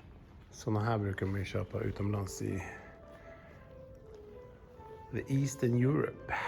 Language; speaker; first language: Swedish; native; Swedish